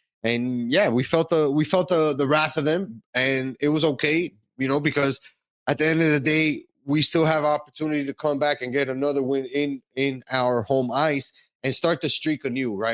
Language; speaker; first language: English; native; English